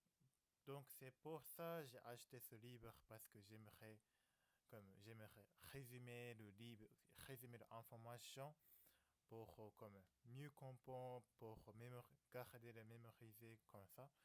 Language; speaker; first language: French; non-native, learner; Japanese